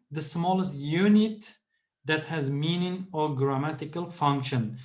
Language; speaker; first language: English; non-native, fluent; Turkish